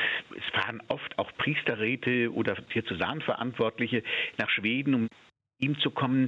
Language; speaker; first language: German; native; German